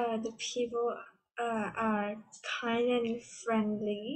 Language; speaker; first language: English; non-native, learner; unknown